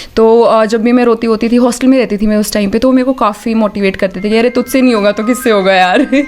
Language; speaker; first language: Hindi; native; Hindi